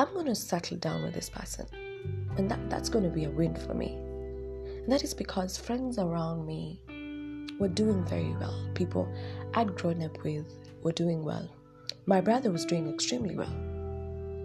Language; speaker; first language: English; non-native, local second language; Swahili